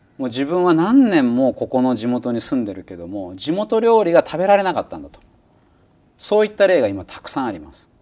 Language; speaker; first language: Japanese; native; Japanese